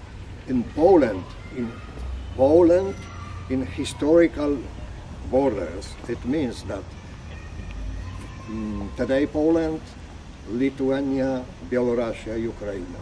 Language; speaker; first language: English; non-native, learner; Polish